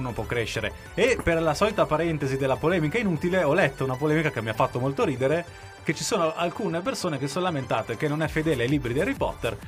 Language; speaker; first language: Italian; native; Italian